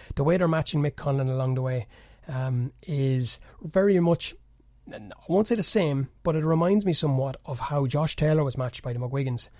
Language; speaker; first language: English; native; English